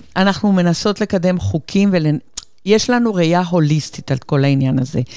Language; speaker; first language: Hebrew; non-native, fluent; Spanish